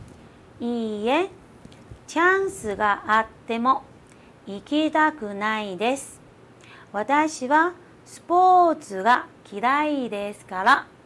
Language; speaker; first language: Japanese; non-native, fluent; Chinese